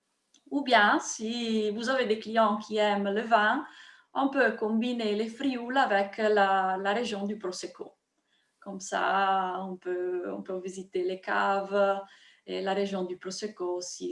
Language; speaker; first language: French; non-native, fluent; Italian